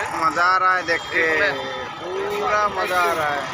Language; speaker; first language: Hindi; non-native, local second language; Assamese